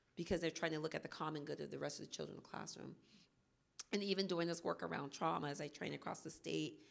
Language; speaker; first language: English; native; English